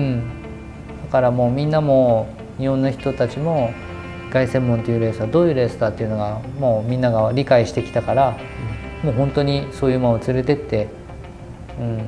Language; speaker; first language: Japanese; native; Japanese